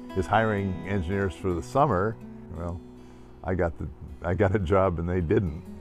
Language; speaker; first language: English; native; English